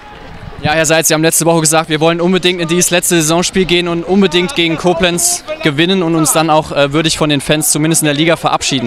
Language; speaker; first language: German; native; German